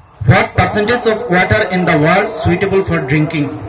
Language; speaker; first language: English; non-native, local second language; Bangla